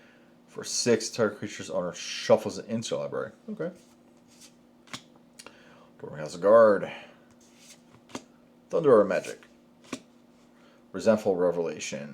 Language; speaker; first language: English; native; English